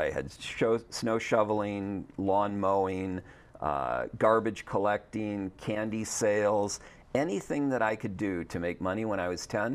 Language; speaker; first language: English; native; English